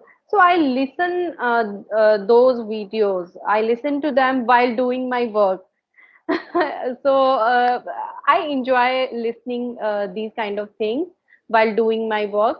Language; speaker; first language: English; non-native, learner; Hindi